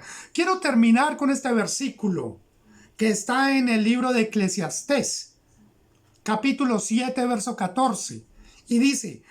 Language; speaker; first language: Spanish; native; Spanish